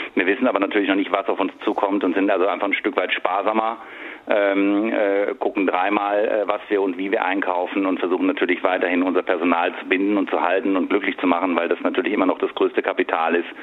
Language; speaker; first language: German; native; German